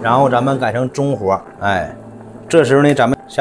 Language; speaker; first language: Chinese; native; Chinese